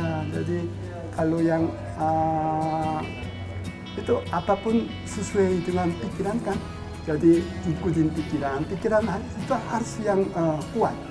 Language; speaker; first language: Indonesian; non-native, learner; Korean